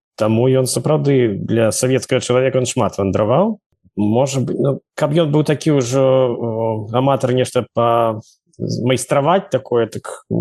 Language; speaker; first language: Belarusian; native; Belarusian